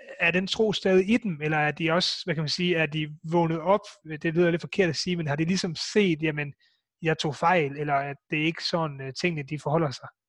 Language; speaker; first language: Danish; native; Danish